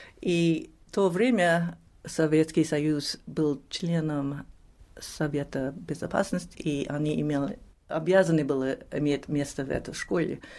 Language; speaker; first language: Russian; non-native, fluent; English